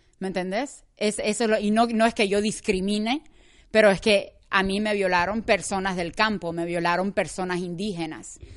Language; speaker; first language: Spanish; native; Spanish